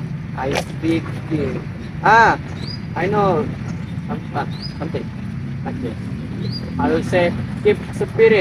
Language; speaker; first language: English; non-native, learner; Indonesian